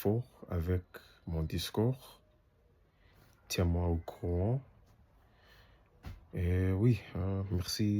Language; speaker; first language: French; non-native, learner; English